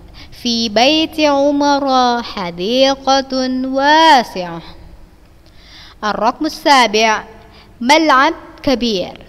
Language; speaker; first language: Arabic; non-native, fluent; Indonesian